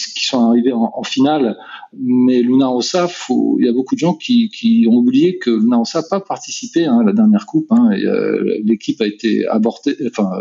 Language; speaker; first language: French; native; French